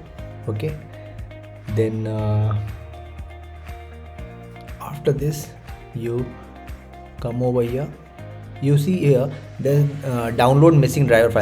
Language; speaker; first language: English; non-native, local second language; Hindi